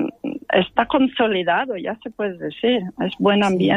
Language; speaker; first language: Spanish; non-native, fluent; Norwegian